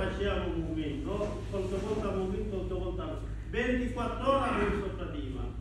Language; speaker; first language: Italian; non-native, learner; Bangla